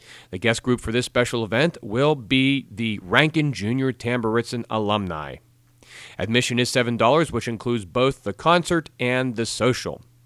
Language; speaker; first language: English; native; English